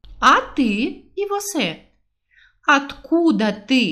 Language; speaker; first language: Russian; non-native, fluent; Portuguese